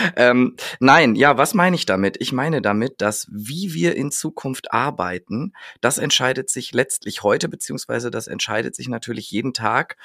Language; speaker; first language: German; native; German